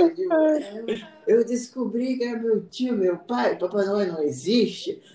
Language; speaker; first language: Portuguese; non-native, fluent; French